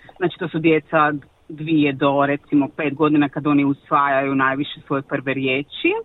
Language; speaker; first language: Croatian; native; Croatian